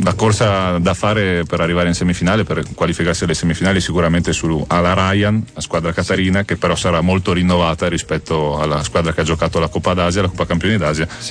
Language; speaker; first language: Italian; native; Italian